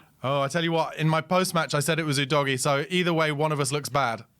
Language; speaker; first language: English; native; English